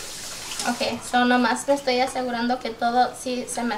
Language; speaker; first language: Spanish; early bilingual, heritage; Spanish